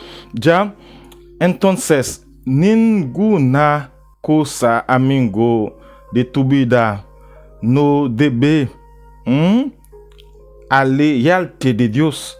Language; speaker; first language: Spanish; non-native, learner; Haitian Creole